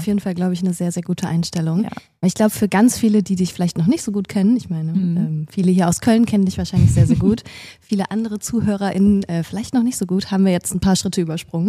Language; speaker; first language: German; native; German